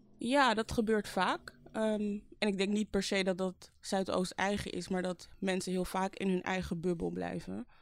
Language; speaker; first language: Dutch; early bilingual, other home language; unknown